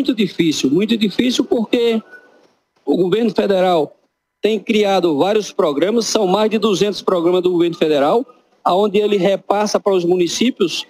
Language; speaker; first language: Portuguese; native; Portuguese